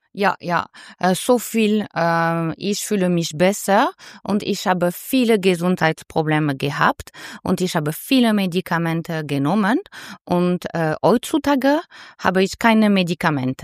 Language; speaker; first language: German; non-native, learner; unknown